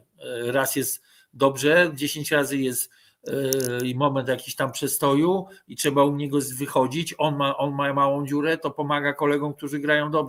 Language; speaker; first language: Polish; native; Polish